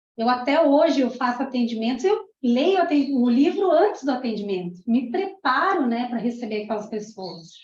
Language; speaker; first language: Portuguese; early bilingual, other home language; Spanish